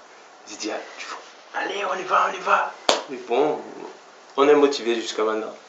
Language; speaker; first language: French; non-native, fluent; Portuguese